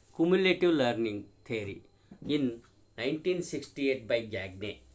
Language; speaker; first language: English; non-native, local second language; Kannada